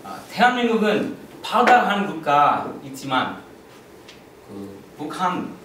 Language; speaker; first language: Korean; non-native, learner; English